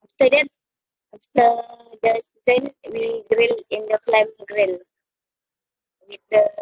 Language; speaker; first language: English; non-native, local second language; Malay